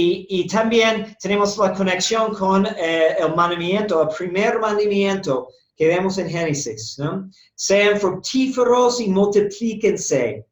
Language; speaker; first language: Spanish; non-native, fluent; English